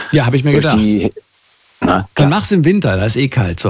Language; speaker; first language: German; native; German